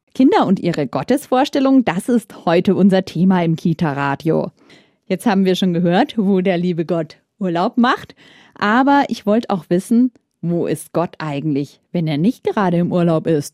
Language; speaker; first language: German; native; German